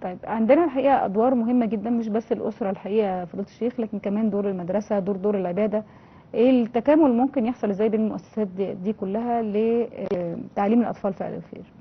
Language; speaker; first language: Arabic; native; Arabic